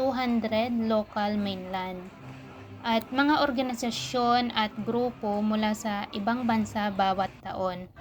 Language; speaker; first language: Filipino; native; Filipino